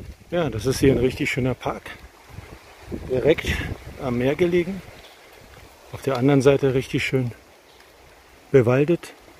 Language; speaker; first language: German; native; German